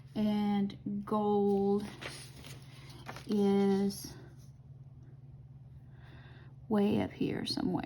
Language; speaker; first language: English; native; English